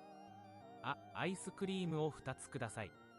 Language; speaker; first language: Japanese; non-native, learner; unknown